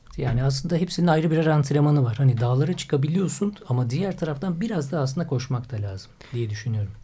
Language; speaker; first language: Turkish; native; Turkish